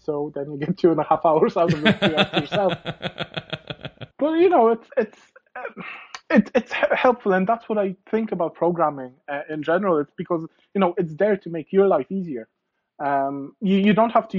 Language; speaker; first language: English; non-native, fluent; Polish